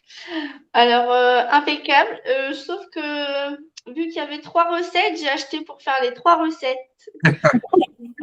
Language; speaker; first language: French; native; French